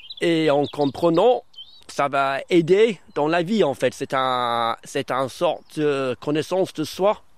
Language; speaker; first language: French; non-native, fluent; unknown